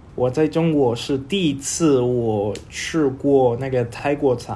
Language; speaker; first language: Chinese; non-native, learner; Spanish